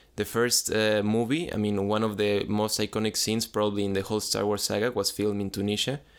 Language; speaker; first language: English; non-native, fluent; Spanish